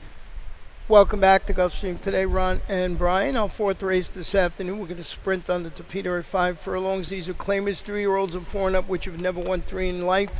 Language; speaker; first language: English; native; English